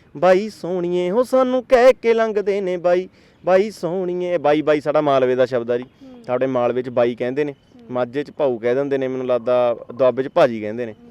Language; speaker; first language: Punjabi; native; Punjabi